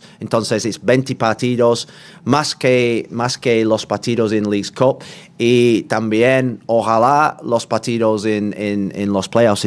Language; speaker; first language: Spanish; non-native, learner; English